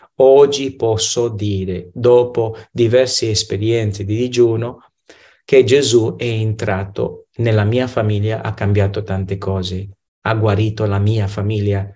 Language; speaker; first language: Italian; non-native, fluent; Romanian